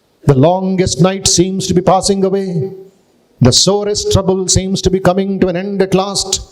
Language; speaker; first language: English; non-native, local second language; Telugu